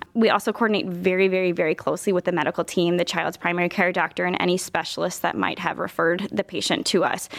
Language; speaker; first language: English; native; English